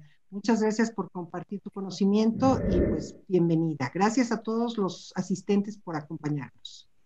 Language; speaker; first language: Spanish; native; Spanish